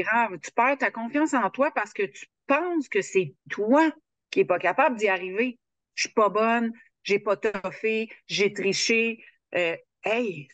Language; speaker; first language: French; native; French